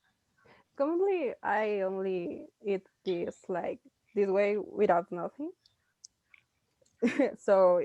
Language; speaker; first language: English; non-native, learner; Spanish